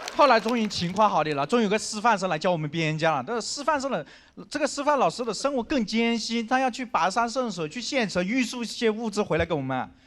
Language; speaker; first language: Chinese; non-native, local second language; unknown